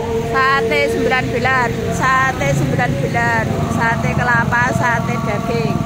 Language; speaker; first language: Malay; non-native, local second language; Javanese